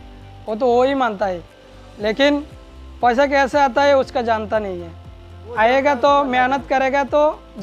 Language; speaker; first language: Hindi; non-native, learner; Bangla